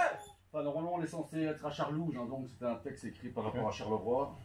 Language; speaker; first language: French; early bilingual, other home language; Turkish